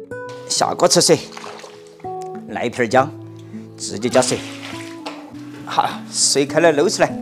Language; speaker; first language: Chinese; native; Chinese